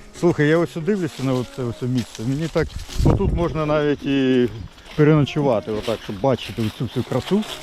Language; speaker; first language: Ukrainian; non-native, local second language; Russian